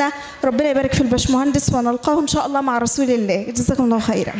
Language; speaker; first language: Arabic; native; Arabic